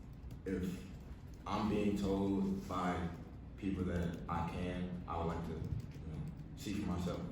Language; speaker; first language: English; native; English